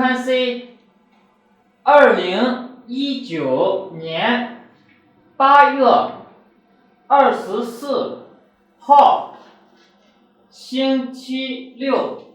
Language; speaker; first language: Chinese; non-native, fluent; Urdu